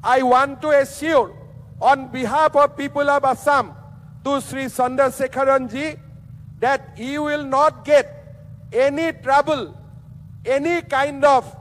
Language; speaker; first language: English; non-native, local second language; Assamese